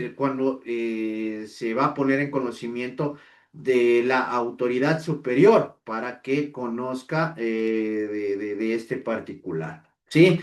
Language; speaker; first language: Spanish; native; Spanish